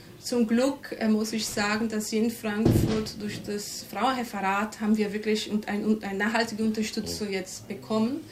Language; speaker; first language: German; non-native, fluent; Portuguese